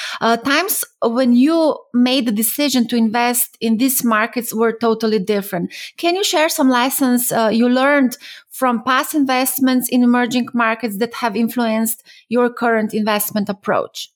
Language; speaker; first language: English; non-native, fluent; Slovenian